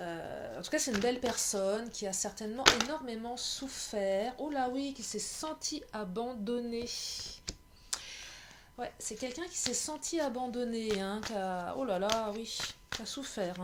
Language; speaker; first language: French; native; French